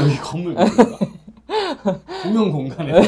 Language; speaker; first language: Korean; native; Korean